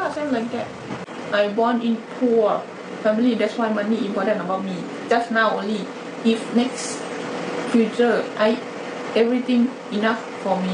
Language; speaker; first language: English; non-native, learner; Thai